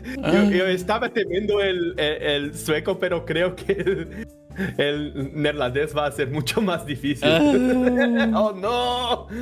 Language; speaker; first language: Spanish; non-native, learner; Portuguese